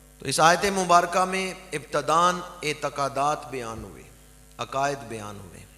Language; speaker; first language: Urdu; non-native, local second language; Punjabi